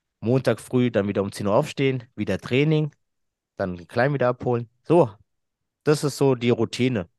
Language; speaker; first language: German; early bilingual, other home language; Arabic